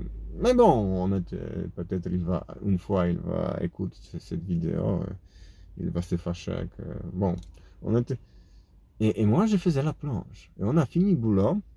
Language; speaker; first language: French; non-native, fluent; Polish